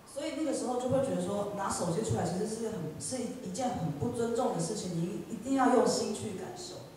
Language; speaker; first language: Chinese; native; Chinese